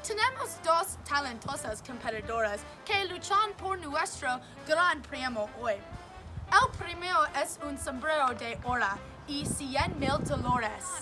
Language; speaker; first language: Spanish; non-native, learner; English